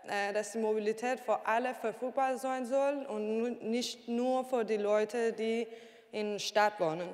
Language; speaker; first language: German; non-native, learner; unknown